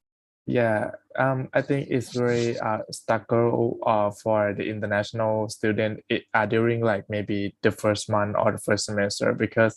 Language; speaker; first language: English; non-native, fluent; Thai